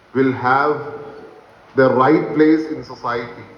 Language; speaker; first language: English; non-native, local second language; Malayalam